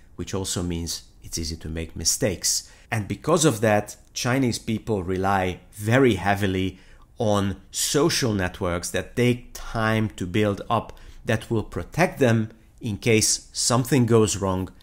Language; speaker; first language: English; non-native, fluent; Hungarian